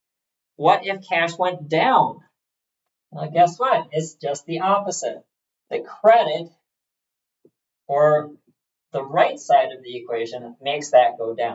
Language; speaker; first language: English; native; English